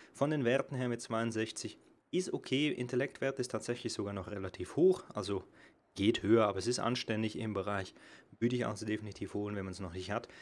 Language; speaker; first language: German; native; German